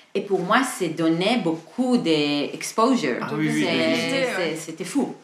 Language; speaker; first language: French; non-native, learner; Hebrew